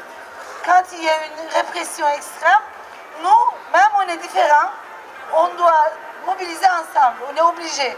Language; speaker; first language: French; non-native, fluent; Turkish